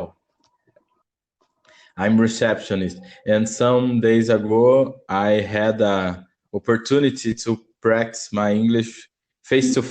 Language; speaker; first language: English; non-native, learner; Portuguese